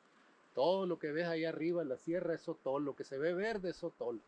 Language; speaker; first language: Spanish; native; Spanish